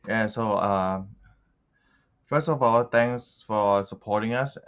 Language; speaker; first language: English; non-native, learner; Thai